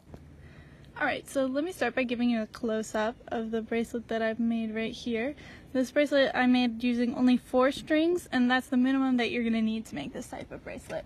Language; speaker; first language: English; native; English